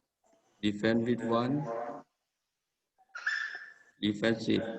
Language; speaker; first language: English; non-native, learner; Thai